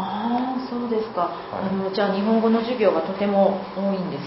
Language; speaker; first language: Japanese; native; Japanese